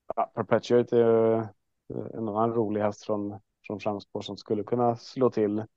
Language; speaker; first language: Swedish; native; Swedish